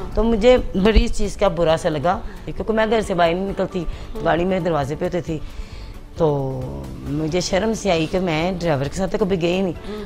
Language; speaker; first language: Urdu; non-native, local second language; Punjabi